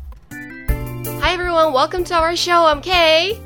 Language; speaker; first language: English; non-native, fluent; Japanese